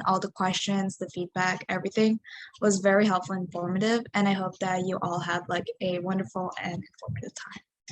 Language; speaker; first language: English; native; English